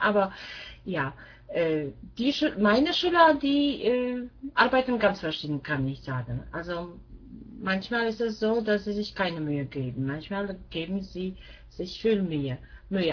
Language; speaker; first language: German; non-native, fluent; Polish